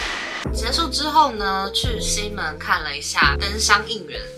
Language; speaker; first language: Chinese; native; Chinese